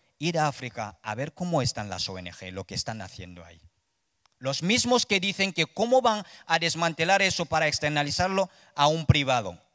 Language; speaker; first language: Spanish; non-native, fluent; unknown